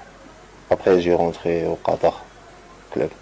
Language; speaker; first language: French; non-native, learner; Arabic